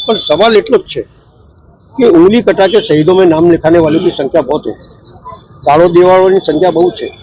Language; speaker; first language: Hindi; non-native, local second language; Gujarati